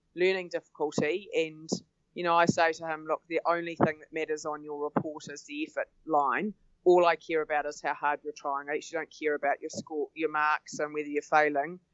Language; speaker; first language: English; native; English